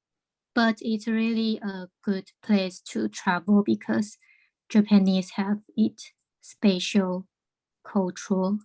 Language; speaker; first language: English; non-native, learner; Chinese